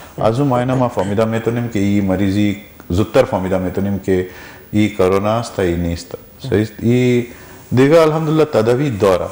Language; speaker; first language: Persian; non-native, learner; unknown